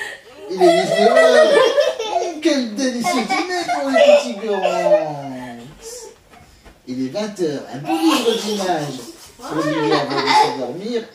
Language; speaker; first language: French; native; French